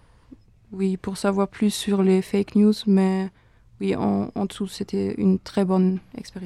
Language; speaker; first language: French; non-native, fluent; German